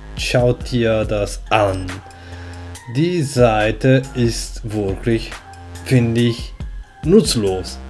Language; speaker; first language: German; non-native, fluent; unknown